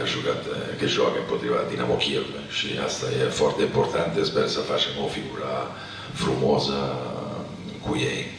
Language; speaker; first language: Romanian; non-native, fluent; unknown